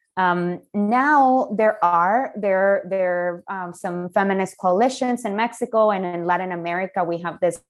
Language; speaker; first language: English; non-native, fluent; Spanish